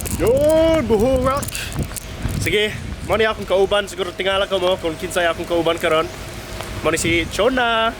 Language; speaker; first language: Cebuano; non-native, fluent; English